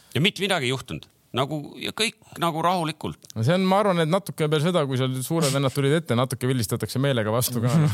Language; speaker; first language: Estonian; native; Estonian